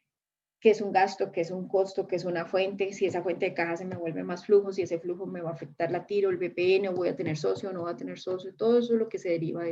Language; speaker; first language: Spanish; native; Spanish